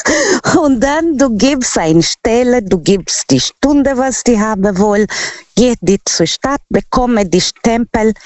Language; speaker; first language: German; non-native, learner; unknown